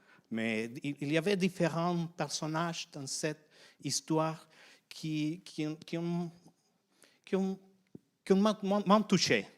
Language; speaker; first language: French; non-native, fluent; Spanish